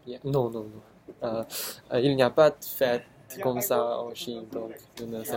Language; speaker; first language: French; non-native, learner; Chinese